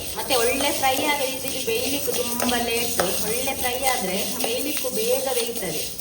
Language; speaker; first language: Kannada; native; Kannada